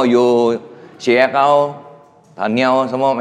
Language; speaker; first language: Chinese; non-native, fluent; Indonesian